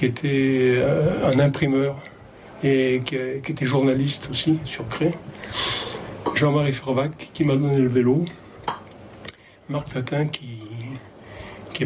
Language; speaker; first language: French; native; French